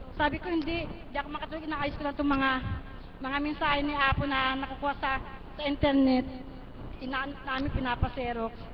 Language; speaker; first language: Filipino; native; Filipino